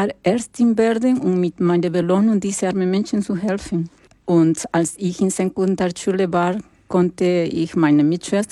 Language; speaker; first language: German; non-native, learner; Spanish